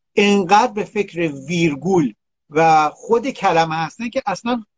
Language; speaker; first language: Persian; native; Persian